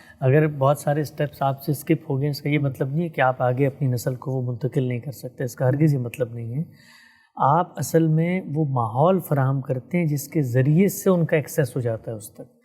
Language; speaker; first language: Urdu; native; Urdu